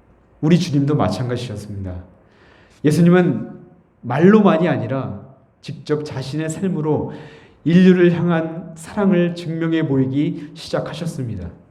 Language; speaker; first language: Korean; native; Korean